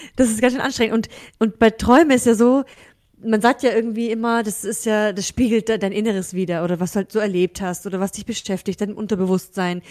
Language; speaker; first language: German; early bilingual, other home language; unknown